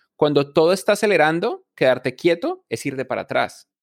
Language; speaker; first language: Spanish; native; Spanish